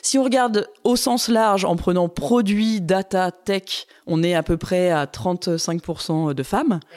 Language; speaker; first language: French; native; French